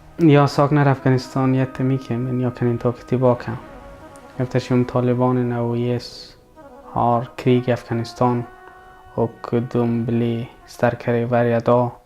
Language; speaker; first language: Swedish; non-native, learner; Persian